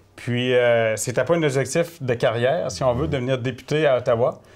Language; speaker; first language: French; native; French